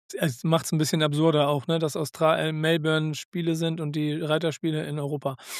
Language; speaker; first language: German; native; German